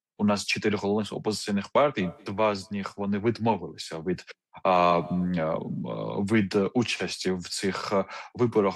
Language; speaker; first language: Ukrainian; non-native, fluent; Georgian